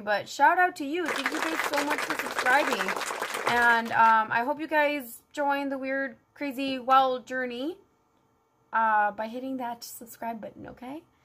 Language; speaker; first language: English; early bilingual, other home language; Spanish